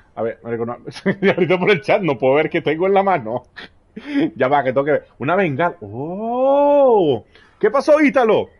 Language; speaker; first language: Spanish; native; Spanish